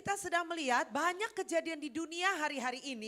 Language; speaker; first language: Indonesian; native; Indonesian